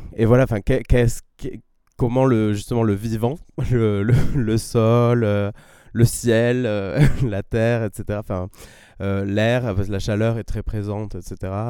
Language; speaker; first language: French; non-native, fluent; Spanish